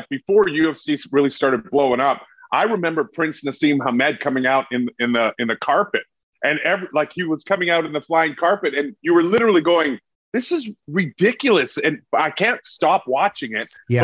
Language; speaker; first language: English; native; English